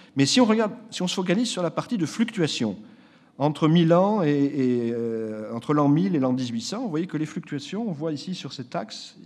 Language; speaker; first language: French; native; French